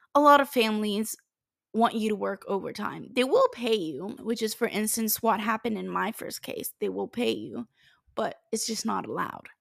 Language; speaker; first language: English; non-native, fluent; Italian